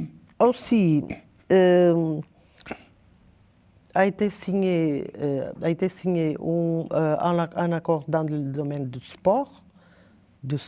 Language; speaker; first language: French; non-native, learner; Portuguese